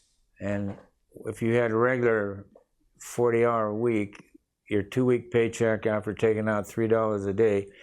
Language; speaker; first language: English; native; English